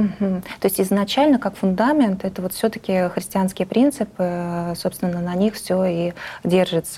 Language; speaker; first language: Russian; native; Russian